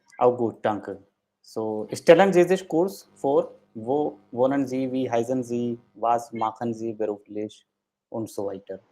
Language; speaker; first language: German; non-native, fluent; Hindi